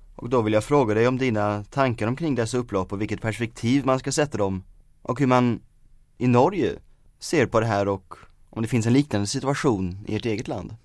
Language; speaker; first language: Swedish; native; Swedish